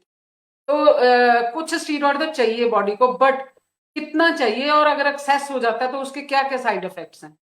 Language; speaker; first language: Hindi; non-native, local second language; Punjabi